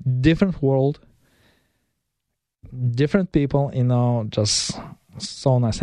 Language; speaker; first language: English; non-native, learner; Kazakh